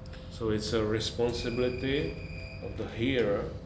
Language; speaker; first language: English; non-native, fluent; Czech